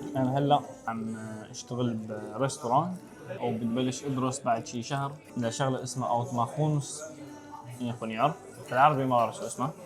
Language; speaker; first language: Arabic; early bilingual, heritage; Arabic